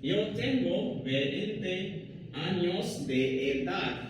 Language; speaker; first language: Spanish; non-native, learner; Hindi